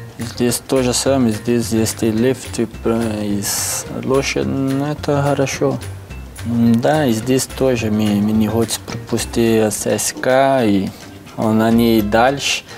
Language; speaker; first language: Russian; non-native, learner; Portuguese